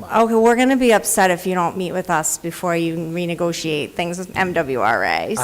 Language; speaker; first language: English; native; English